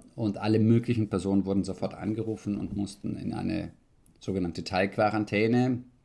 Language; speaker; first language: German; early bilingual, heritage; Italian